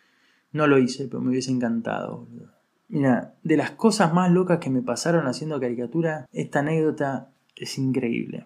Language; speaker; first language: Spanish; native; Spanish